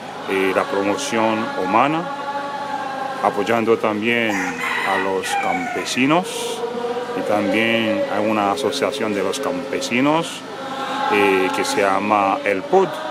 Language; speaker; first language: Spanish; non-native, fluent; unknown